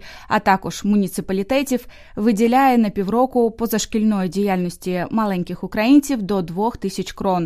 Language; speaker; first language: Ukrainian; native; Ukrainian